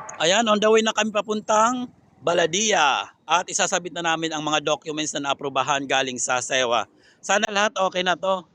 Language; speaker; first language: Filipino; non-native, local second language; Waray